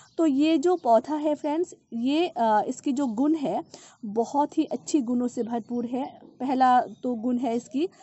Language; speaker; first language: Hindi; non-native, local second language; Bangla